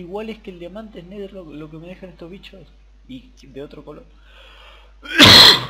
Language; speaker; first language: Spanish; native; Spanish